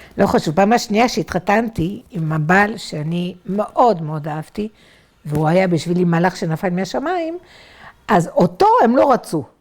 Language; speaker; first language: Hebrew; non-native, fluent; French